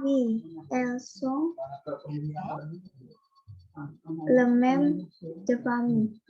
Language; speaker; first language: French; non-native, learner; Indonesian